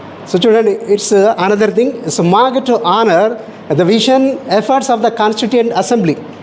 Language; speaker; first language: English; non-native, local second language; Telugu